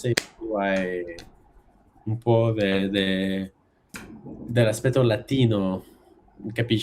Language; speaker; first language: Italian; non-native, fluent; French